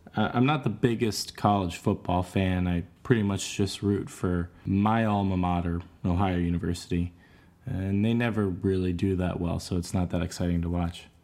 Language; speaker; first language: English; native; English